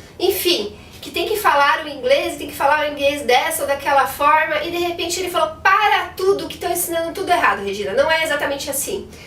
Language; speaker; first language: Portuguese; native; Portuguese